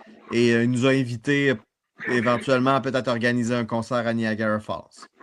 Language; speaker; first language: French; native; French